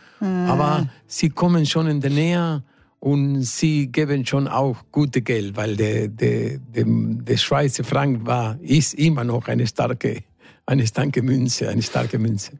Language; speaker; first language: German; non-native, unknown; Spanish